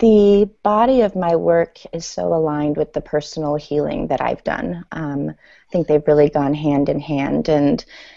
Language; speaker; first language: English; early bilingual, other home language; Persian